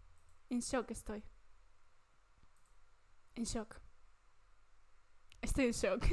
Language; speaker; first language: Spanish; native; Spanish